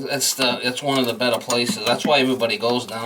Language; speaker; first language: English; native; English